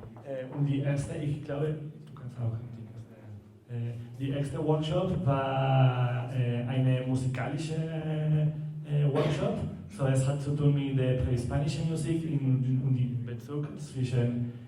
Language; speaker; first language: German; non-native, learner; Spanish